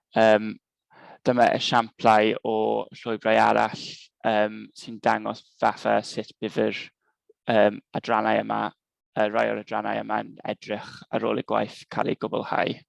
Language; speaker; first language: Welsh; native; Welsh